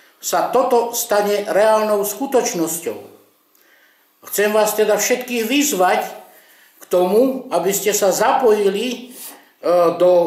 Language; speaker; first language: Slovak; non-native, local second language; Romany